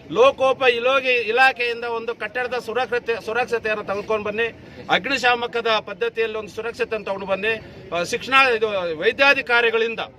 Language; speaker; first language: Kannada; native; Kannada